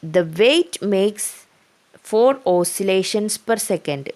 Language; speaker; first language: English; non-native, local second language; Malayalam